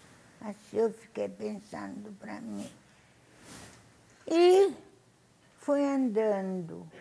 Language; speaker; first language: Portuguese; non-native, fluent; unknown